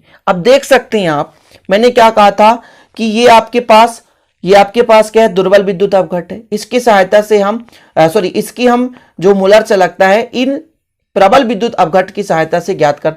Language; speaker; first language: Hindi; native; Hindi